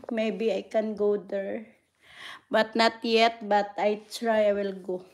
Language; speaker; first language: English; non-native, local second language; Cebuano